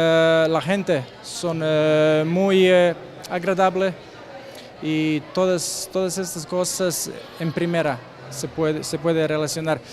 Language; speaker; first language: Spanish; non-native, learner; Croatian